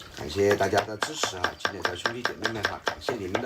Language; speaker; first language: Chinese; native; Chinese